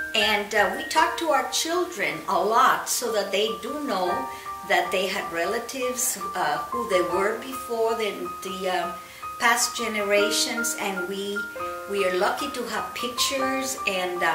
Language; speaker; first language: English; non-native, fluent; Spanish